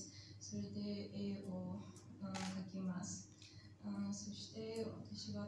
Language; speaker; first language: Japanese; non-native, fluent; Armenian